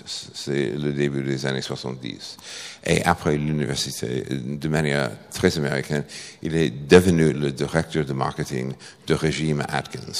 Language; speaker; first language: French; non-native, fluent; English